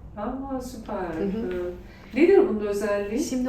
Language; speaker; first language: Turkish; native; Turkish